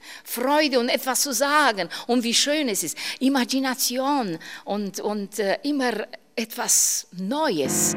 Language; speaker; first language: German; non-native, fluent; Romanian